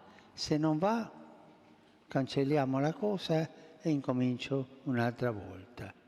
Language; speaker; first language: Italian; non-native, fluent; Spanish